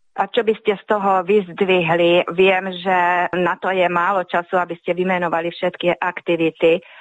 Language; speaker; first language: Slovak; early bilingual, heritage; Hungarian